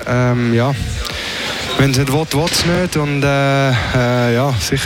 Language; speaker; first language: German; native; German